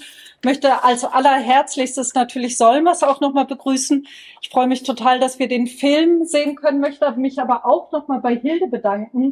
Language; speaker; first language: German; native; German